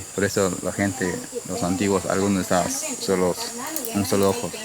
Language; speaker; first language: Spanish; non-native, local second language; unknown